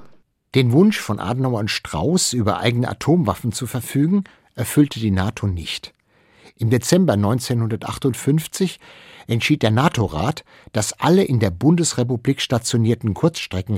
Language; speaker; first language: German; native; German